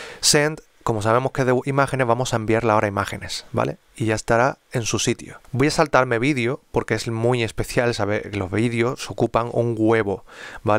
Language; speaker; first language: Spanish; native; Spanish